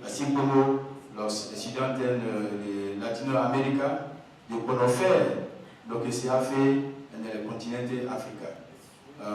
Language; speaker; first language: Spanish; non-native, learner; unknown